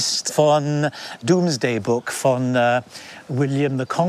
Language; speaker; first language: German; non-native, fluent; English